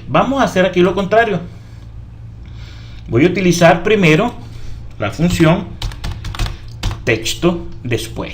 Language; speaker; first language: Spanish; native; Spanish